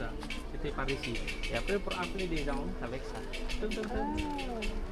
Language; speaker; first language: French; non-native, learner; Balinese